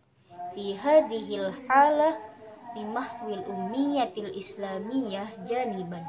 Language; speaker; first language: Arabic; non-native, learner; Indonesian